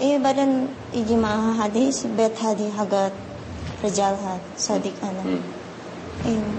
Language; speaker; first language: Arabic; non-native, learner; Indonesian